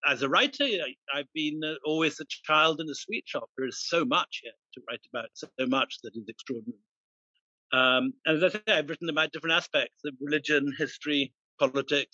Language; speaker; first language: English; native; English